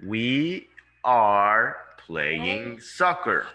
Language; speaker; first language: English; non-native, fluent; Spanish